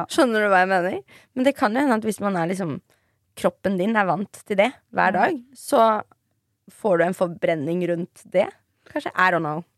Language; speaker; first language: Norwegian; early bilingual, other home language; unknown